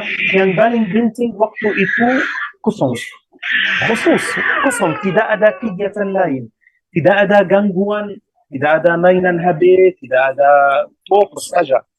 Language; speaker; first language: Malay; non-native, learner; Arabic